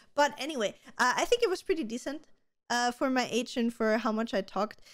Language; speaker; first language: English; non-native, fluent; German